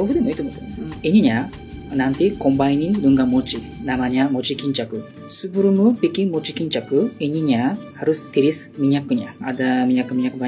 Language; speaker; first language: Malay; non-native, learner; Japanese